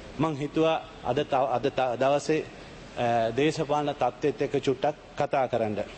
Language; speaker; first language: Sinhala; non-native, local second language; Tamil